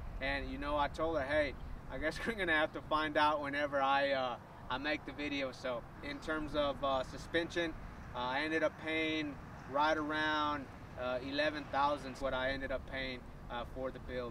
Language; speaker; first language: English; early bilingual, other home language; Spanish